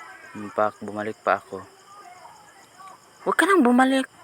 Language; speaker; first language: Filipino; non-native, local second language; Cebuano